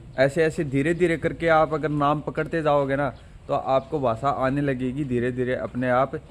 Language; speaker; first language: Hindi; native; Hindi